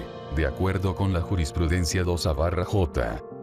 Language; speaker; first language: Spanish; native; Spanish